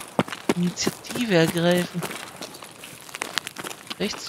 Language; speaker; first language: German; native; German